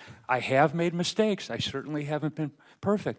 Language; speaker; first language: English; native; English